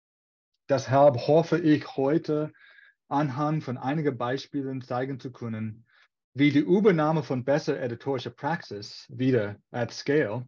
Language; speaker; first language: German; non-native, fluent; English